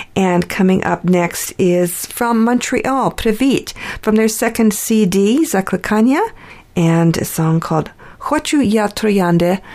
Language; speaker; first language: English; early bilingual, other home language; Ukrainian